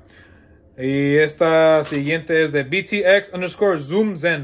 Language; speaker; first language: Spanish; early bilingual, heritage; Spanish